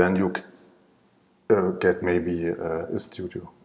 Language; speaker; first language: English; non-native, learner; German